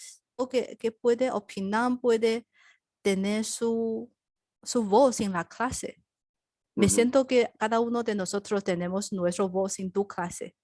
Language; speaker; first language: Spanish; non-native, learner; Chinese